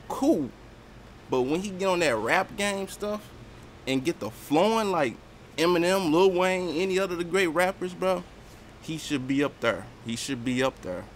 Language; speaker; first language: English; native; English